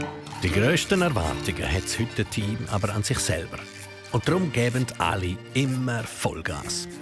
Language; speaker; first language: German; native; German